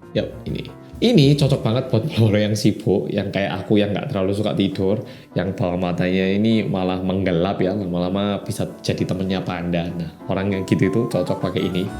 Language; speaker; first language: Indonesian; non-native, fluent; Korean